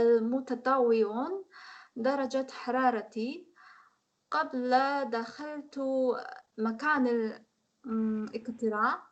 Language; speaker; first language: Arabic; non-native, learner; Korean